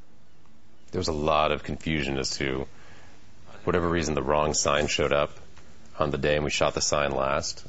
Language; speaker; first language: English; native; English